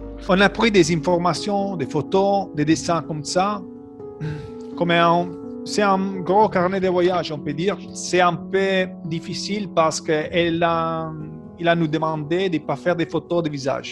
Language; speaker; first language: French; non-native, learner; Italian